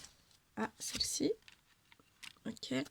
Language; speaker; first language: French; native; French